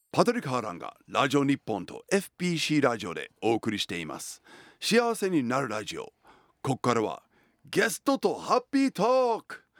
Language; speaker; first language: Japanese; non-native, fluent; English